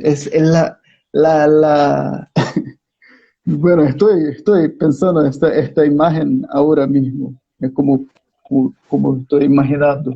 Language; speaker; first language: Spanish; non-native, fluent; Portuguese